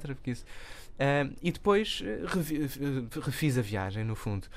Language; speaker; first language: Portuguese; native; Portuguese